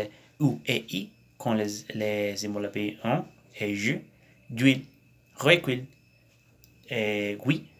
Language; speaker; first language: French; non-native, learner; Spanish